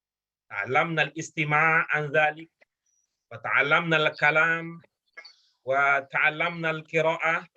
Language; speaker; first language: Arabic; non-native, fluent; Indonesian